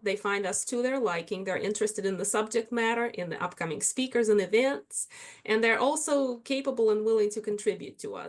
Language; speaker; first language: English; non-native, fluent; Russian